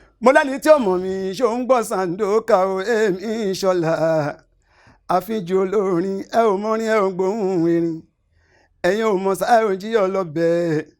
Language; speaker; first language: Yoruba; native; Yoruba